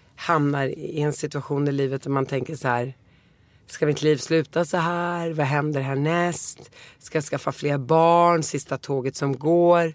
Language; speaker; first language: Swedish; early bilingual, other home language; Arabic